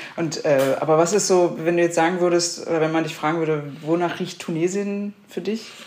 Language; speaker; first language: German; native; German